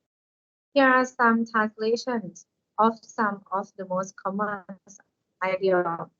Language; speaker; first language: English; non-native, learner; Thai